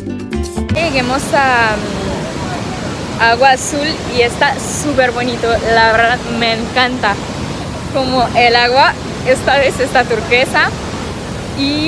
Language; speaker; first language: Spanish; non-native, learner; French